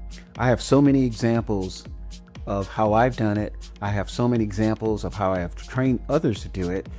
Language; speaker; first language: English; native; English